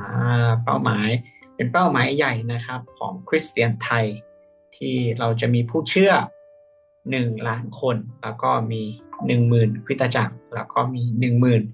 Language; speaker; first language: Thai; native; Thai